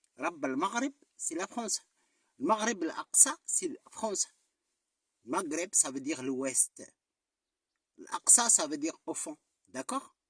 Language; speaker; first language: French; non-native, local second language; Arabic